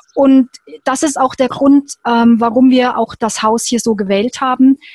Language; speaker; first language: German; native; German